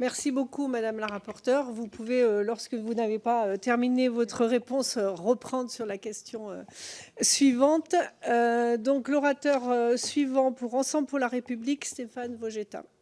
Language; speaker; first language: French; native; French